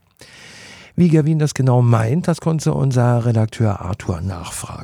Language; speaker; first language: German; native; German